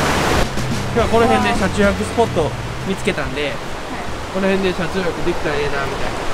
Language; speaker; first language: Japanese; native; Japanese